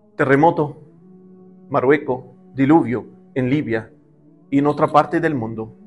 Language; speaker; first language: Spanish; non-native, learner; Arabic